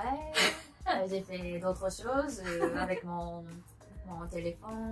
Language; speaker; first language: French; non-native, learner; Japanese